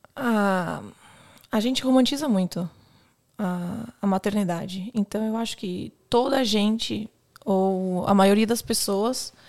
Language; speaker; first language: Portuguese; native; Portuguese